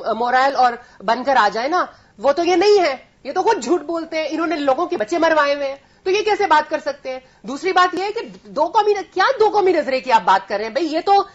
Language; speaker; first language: Urdu; native; Urdu